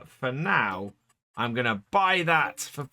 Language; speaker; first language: English; native; English